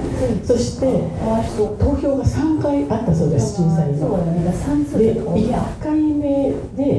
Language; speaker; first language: Japanese; native; Japanese